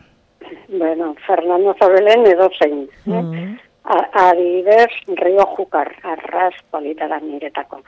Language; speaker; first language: Basque; non-native, local second language; Spanish